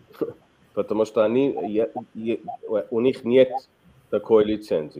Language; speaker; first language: Russian; non-native, fluent; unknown